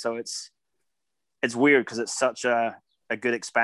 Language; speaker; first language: English; native; English